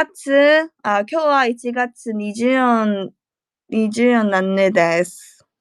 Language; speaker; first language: Japanese; non-native, learner; Korean